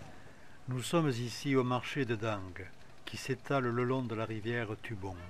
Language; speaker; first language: French; native; French